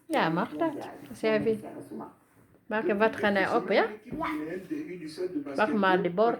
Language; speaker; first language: Dutch; non-native, fluent; Fula